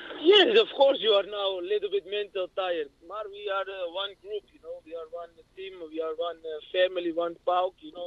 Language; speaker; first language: English; non-native, learner; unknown